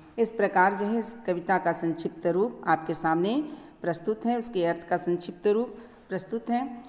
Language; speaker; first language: Hindi; native; Hindi